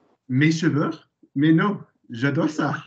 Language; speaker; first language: French; non-native, learner; English